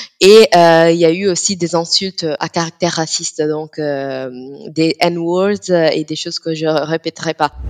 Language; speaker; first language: French; non-native, fluent; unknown